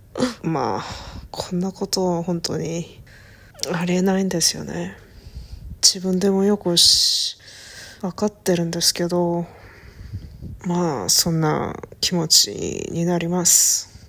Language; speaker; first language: Japanese; non-native, learner; Korean